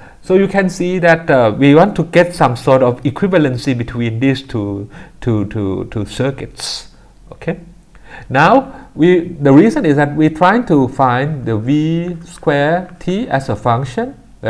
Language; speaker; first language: English; non-native, fluent; Thai